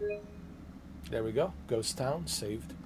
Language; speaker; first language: English; native; English